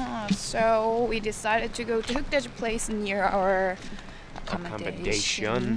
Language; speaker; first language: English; non-native, fluent; Korean